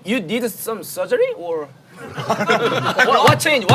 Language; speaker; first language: English; non-native, learner; Korean